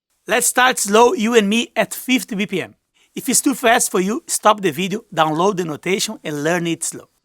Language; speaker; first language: English; non-native, fluent; Portuguese